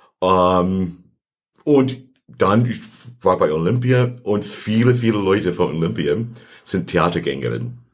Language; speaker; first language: German; non-native, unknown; English